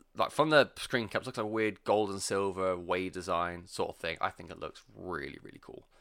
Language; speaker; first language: English; native; English